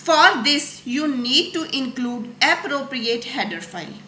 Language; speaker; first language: English; non-native, local second language; Punjabi